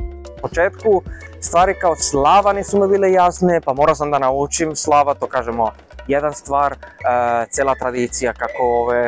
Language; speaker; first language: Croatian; non-native, learner; Spanish